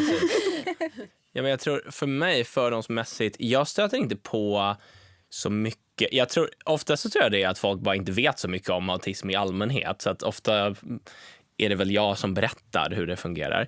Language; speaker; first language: Swedish; native; Swedish